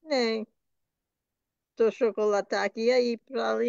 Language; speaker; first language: Greek; non-native, learner; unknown